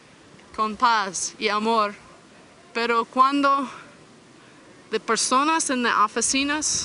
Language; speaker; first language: Spanish; non-native, learner; English